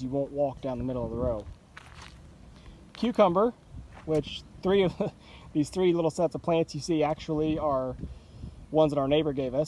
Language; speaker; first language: English; native; English